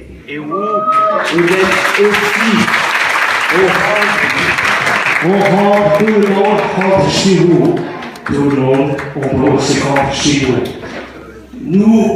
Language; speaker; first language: French; non-native, learner; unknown